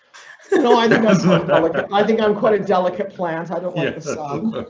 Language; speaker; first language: English; native; English